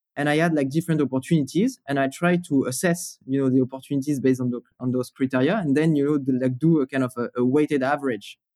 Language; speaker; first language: English; non-native, fluent; French